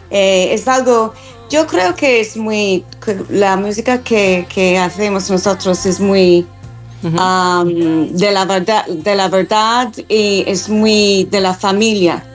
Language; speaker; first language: Spanish; non-native, fluent; English